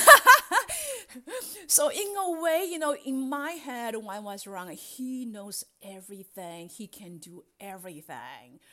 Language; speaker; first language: English; non-native, fluent; Chinese